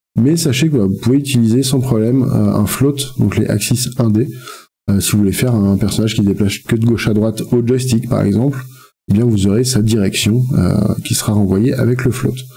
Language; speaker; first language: French; native; French